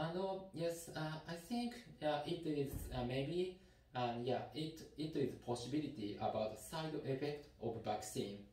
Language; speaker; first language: English; non-native, learner; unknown